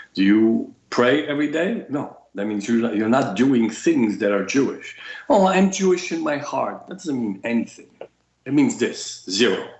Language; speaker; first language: English; early bilingual, other home language; Russian